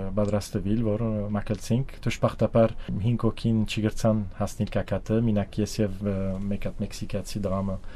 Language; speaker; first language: Armenian; early bilingual, heritage; Armenian